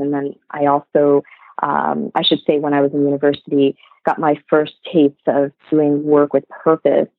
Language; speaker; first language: English; native; English